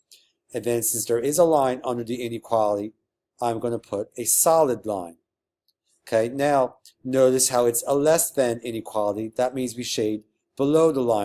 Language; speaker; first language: English; native; English